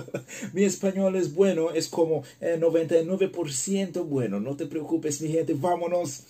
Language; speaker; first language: Spanish; non-native, learner; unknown